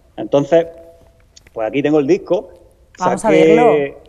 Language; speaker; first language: Spanish; native; Spanish